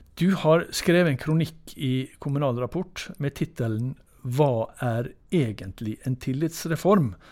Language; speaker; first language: Norwegian; native; Norwegian